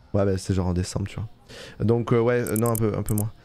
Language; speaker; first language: French; native; French